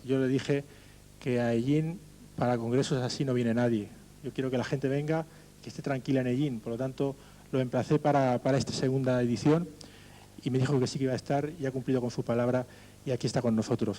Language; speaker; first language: Spanish; native; Spanish